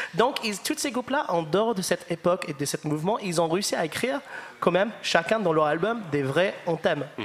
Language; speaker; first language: French; non-native, fluent; English